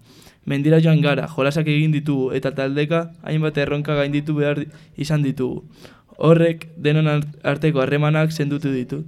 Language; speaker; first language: Basque; non-native, local second language; Spanish